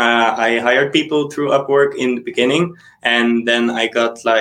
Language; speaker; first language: English; non-native, fluent; Dutch